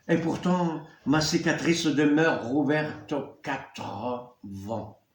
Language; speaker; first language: French; non-native, local second language; Arabic